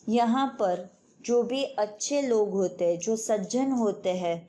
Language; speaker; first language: Hindi; non-native, local second language; Gujarati